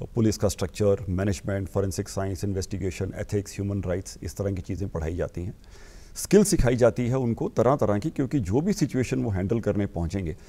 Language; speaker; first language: Hindi; native; Hindi